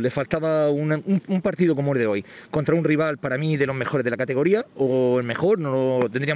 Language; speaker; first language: Spanish; native; Spanish